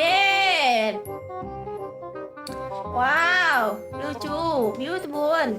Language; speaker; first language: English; non-native, learner; Vietnamese